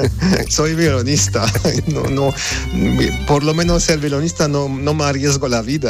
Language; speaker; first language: Spanish; non-native, fluent; Armenian